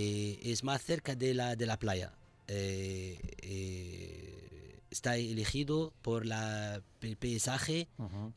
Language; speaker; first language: Spanish; non-native, fluent; Arabic